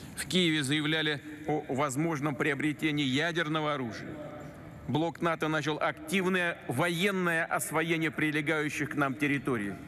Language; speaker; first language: Russian; native; Russian